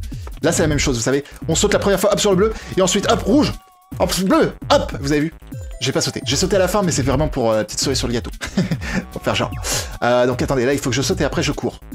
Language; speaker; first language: French; native; French